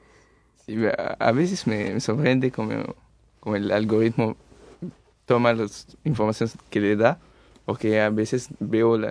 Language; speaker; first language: Spanish; early bilingual, heritage; French